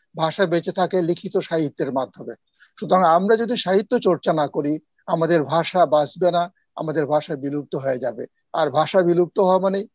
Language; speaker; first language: Bangla; non-native, local second language; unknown